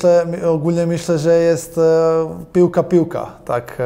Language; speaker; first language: Polish; non-native, learner; Croatian